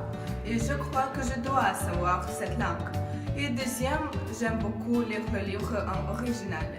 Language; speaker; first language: French; non-native, learner; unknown